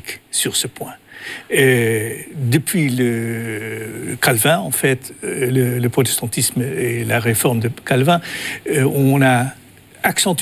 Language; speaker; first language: French; non-native, fluent; Dutch